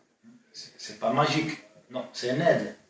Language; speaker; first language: French; non-native, fluent; Dutch